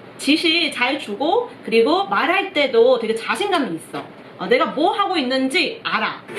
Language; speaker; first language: Korean; non-native, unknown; Chinese